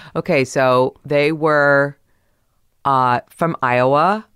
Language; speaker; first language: English; native; English